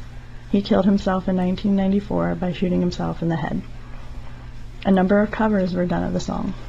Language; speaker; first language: English; native; English